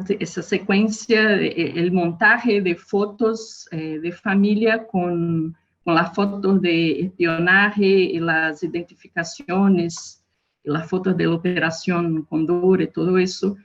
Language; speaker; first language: Spanish; non-native, learner; Portuguese